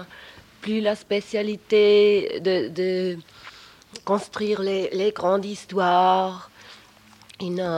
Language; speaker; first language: French; non-native, local second language; German